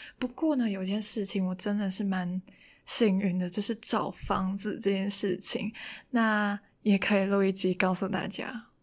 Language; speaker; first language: Chinese; non-native, local second language; Cantonese